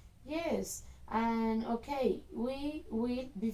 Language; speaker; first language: English; non-native, learner; Spanish